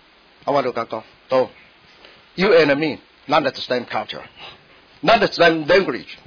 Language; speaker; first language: English; non-native, learner; Min Nan Chinese